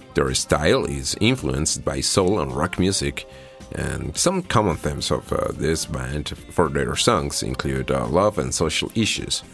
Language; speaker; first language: English; non-native, fluent; Spanish